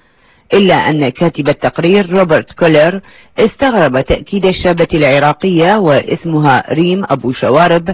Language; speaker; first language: Arabic; native; Arabic